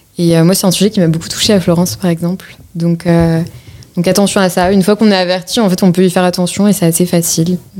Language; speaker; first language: French; native; French